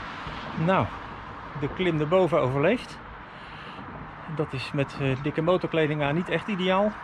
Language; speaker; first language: Dutch; native; Dutch